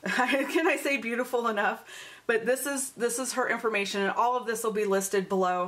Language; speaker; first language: English; native; English